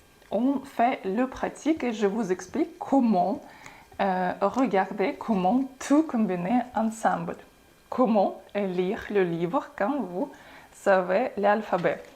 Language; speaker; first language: French; non-native, fluent; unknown